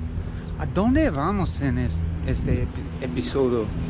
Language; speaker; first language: Spanish; non-native, learner; English